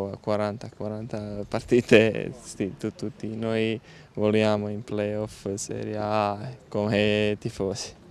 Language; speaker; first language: Italian; non-native, learner; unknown